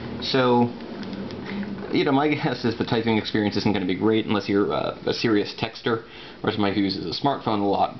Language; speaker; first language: English; native; English